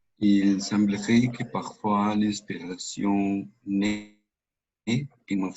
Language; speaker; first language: French; non-native, learner; Spanish